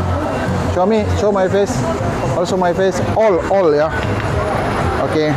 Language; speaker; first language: English; non-native, learner; Indonesian